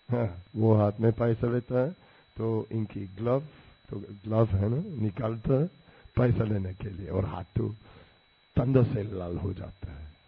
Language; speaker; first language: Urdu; non-native, learner; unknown